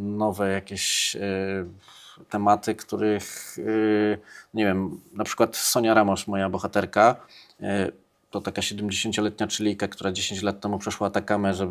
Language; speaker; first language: Polish; native; Polish